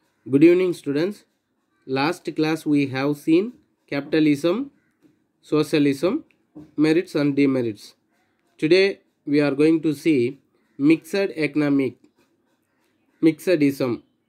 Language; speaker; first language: English; non-native, local second language; Tamil